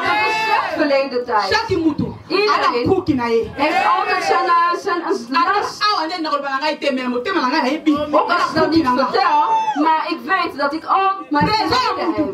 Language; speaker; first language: Dutch; non-native, fluent; Lingala